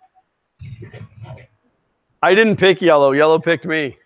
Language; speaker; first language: English; native; English